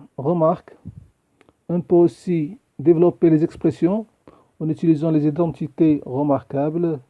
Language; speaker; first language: French; non-native, local second language; Arabic